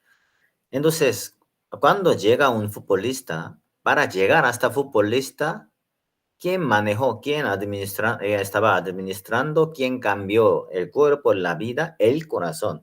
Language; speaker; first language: Spanish; non-native, learner; Korean